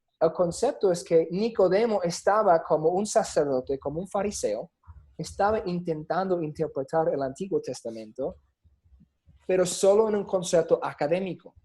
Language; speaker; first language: Spanish; non-native, fluent; English